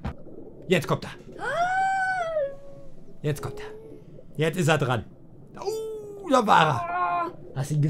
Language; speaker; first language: German; native; German